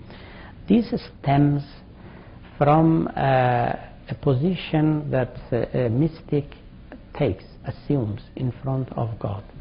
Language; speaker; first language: English; non-native, fluent; Persian